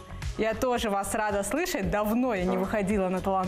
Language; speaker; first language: Russian; native; Russian